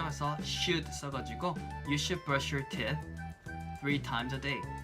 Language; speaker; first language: English; non-native, fluent; Korean